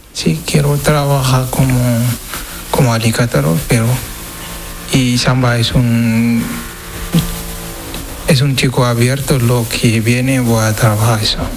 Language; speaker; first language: Spanish; non-native, learner; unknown